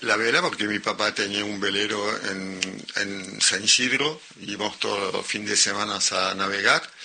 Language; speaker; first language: Spanish; non-native, local second language; French